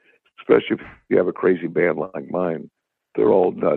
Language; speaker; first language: English; native; English